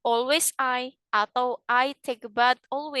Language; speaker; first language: English; non-native, fluent; Indonesian